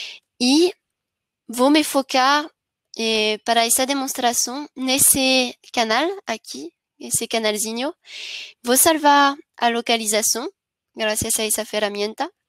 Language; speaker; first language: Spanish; non-native, learner; French